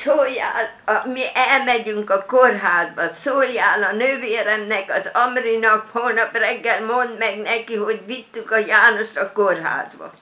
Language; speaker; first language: Hungarian; non-native, local second language; German